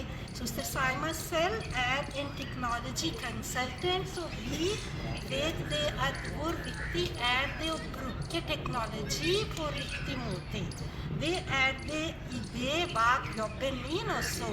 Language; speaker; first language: Norwegian; non-native, fluent; Urdu